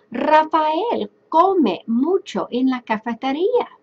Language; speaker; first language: Spanish; non-native, fluent; English